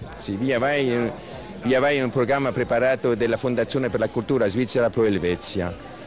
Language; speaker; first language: Italian; non-native, local second language; French